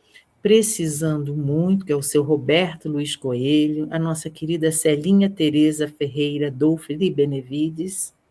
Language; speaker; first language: Portuguese; native; Portuguese